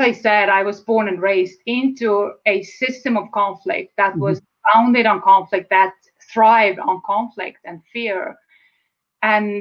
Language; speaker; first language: English; non-native, fluent; Estonian